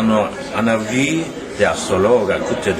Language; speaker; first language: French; non-native, learner; Norwegian